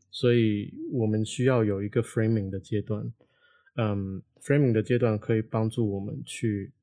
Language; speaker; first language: Chinese; non-native, local second language; Cantonese